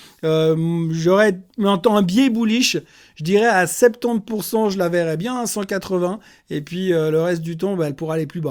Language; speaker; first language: French; native; French